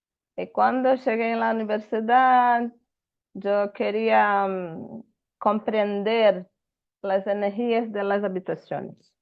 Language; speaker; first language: Spanish; non-native, fluent; Portuguese